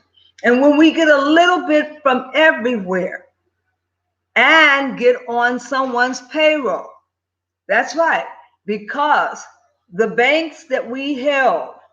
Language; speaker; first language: English; native; English